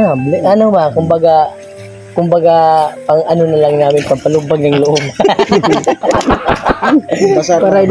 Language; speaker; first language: Filipino; non-native, local second language; Cebuano